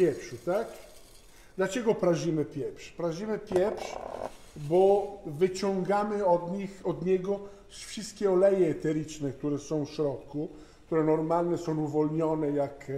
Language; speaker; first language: Polish; non-native, fluent; Italian